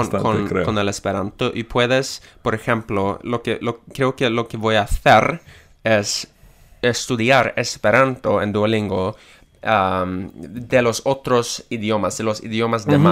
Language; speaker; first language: Spanish; non-native, fluent; English